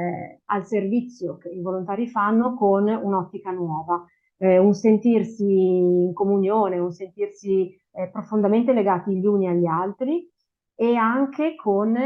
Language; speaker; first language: Italian; native; Italian